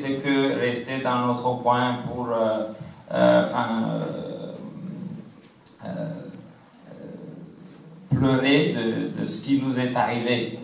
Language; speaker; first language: French; non-native, local second language; Kinyarwanda